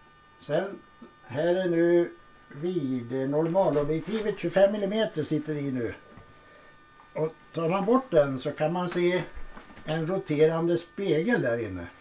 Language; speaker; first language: Swedish; native; Swedish